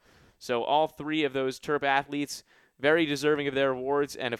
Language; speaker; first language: English; native; English